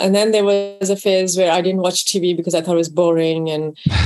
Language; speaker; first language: English; non-native, local second language; Urdu